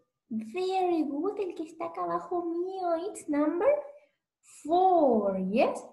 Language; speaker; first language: Spanish; native; Spanish